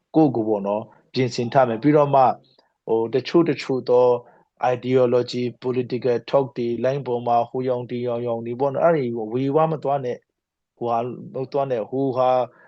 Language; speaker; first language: Burmese; non-native, local second language; Hakha Chin